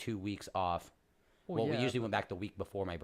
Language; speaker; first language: English; native; English